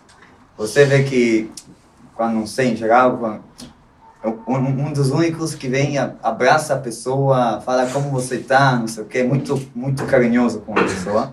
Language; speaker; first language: Portuguese; non-native, local second language; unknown